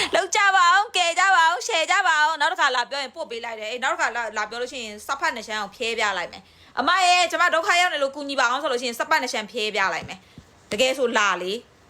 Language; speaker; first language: Burmese; non-native, local second language; Karen languages